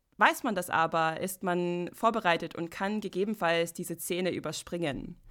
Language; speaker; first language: German; non-native, fluent; English